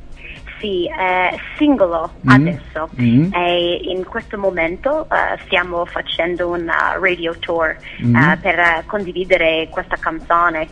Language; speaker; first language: Italian; non-native, learner; English